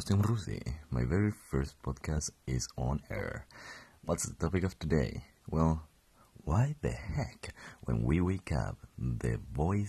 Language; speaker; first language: English; non-native, fluent; Spanish